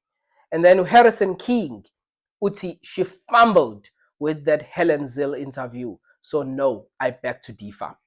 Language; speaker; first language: English; non-native, local second language; Zulu